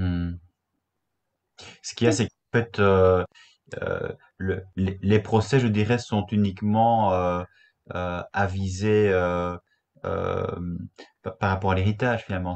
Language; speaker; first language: French; native; French